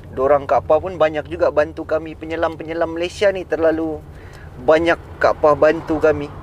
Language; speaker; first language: Malay; native; Malay